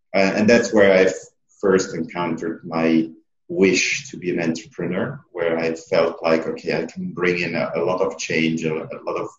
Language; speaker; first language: English; non-native, fluent; Italian